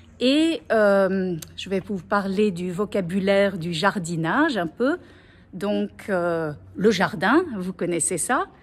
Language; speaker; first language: French; native; French